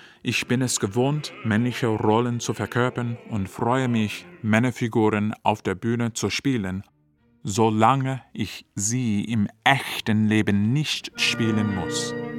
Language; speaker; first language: German; non-native, fluent; English